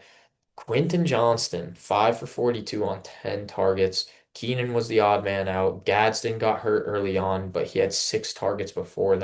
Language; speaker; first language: English; native; English